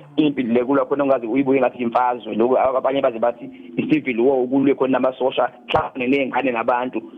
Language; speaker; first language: Zulu; native; Zulu